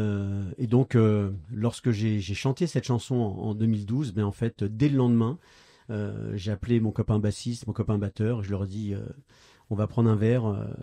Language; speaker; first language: French; native; French